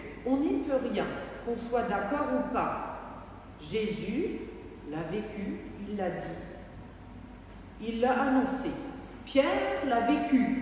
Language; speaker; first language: French; native; French